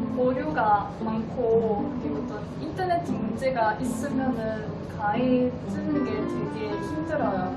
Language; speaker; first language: Korean; non-native, fluent; French